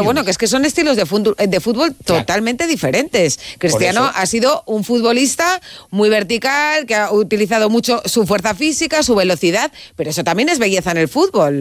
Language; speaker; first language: Spanish; native; Spanish